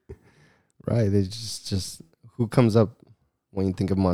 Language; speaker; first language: English; early bilingual, other home language; Spanish